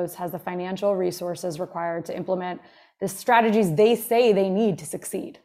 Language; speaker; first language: English; native; English